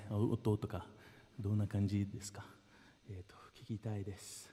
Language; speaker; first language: Japanese; non-native, fluent; Portuguese